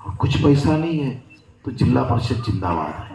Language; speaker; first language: Hindi; non-native, local second language; Marathi